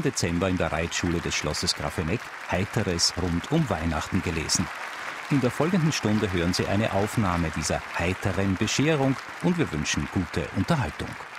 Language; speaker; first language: German; native; German